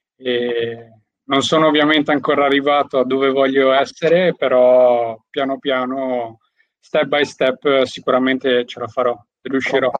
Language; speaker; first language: Italian; early bilingual, other home language; Albanian